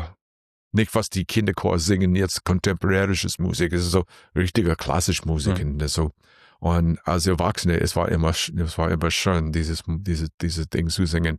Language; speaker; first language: German; non-native, learner; English